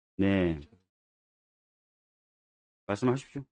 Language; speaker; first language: Korean; native; Korean